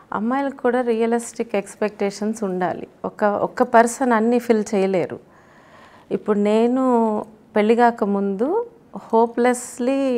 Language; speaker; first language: Telugu; native; Telugu